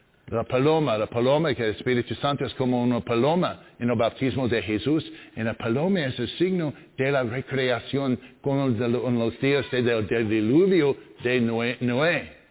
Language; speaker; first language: Spanish; non-native, learner; English